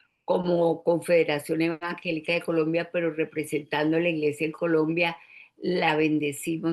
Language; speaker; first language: Spanish; native; Spanish